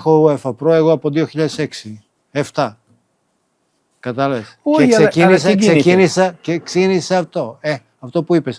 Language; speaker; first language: Greek; non-native, fluent; Serbian